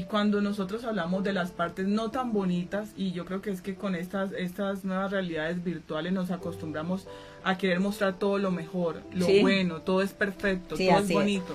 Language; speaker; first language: Spanish; native; Spanish